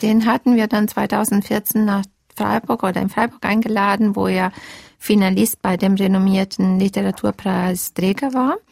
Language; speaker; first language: German; non-native, fluent; Italian